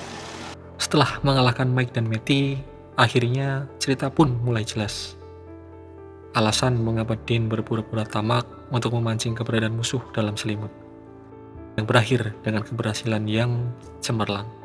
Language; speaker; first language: Indonesian; native; Indonesian